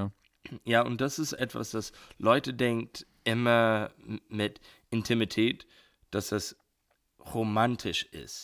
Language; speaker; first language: German; non-native, learner; English